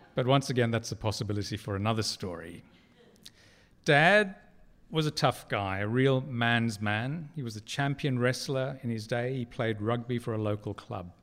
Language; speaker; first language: English; native; English